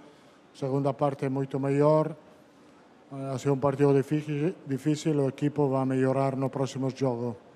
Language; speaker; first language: Portuguese; non-native, fluent; Italian